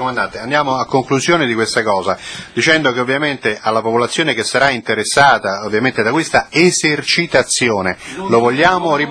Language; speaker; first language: Italian; native; Italian